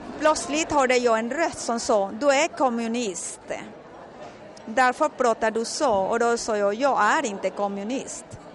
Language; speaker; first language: Swedish; non-native, fluent; Spanish